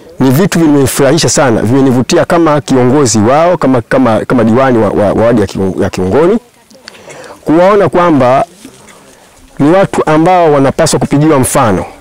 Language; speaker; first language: Swahili; native; Swahili